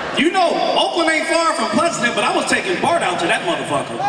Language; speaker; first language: English; native; English